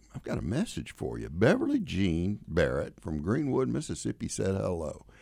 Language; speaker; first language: English; native; English